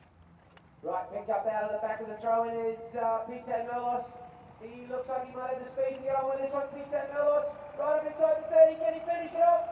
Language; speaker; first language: English; native; English